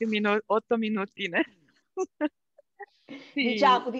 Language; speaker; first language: Italian; non-native, learner; Portuguese